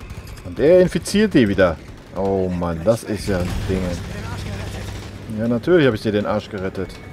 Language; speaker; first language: German; native; German